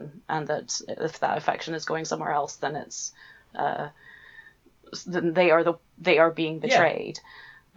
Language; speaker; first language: English; native; English